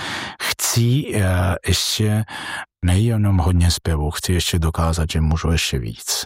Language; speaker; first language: Czech; non-native, learner; Georgian